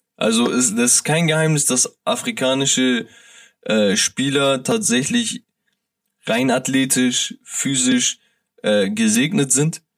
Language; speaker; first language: German; early bilingual, other home language; Turkish